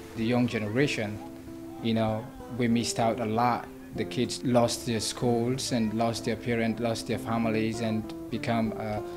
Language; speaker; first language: English; non-native, local second language; Krio